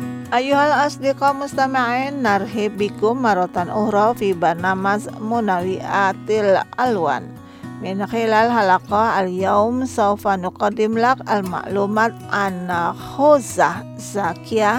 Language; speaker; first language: Arabic; non-native, fluent; Indonesian